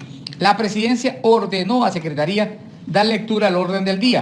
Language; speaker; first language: Spanish; native; Spanish